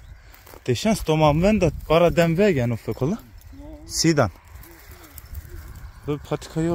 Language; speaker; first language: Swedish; non-native, learner; Turkish